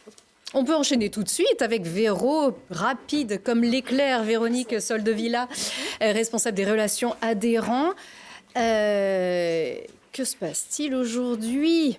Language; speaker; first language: French; native; French